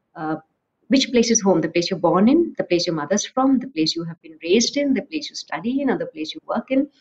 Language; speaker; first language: English; non-native, local second language; Assamese